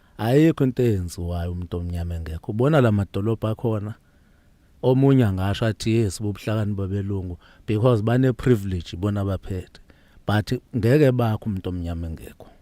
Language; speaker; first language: Zulu; native; Zulu